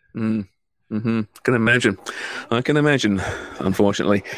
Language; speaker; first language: English; native; English